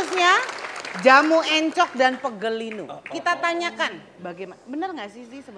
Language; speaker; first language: Indonesian; native; Indonesian